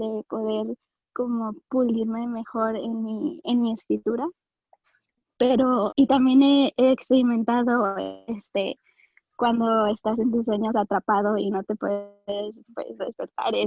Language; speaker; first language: Spanish; early bilingual, heritage; Spanish